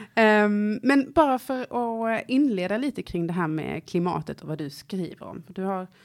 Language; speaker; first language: Swedish; native; Swedish